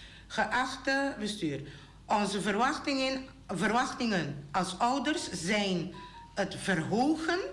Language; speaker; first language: Dutch; non-native, local second language; Papiamento